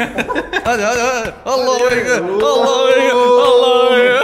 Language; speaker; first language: Turkish; native; Turkish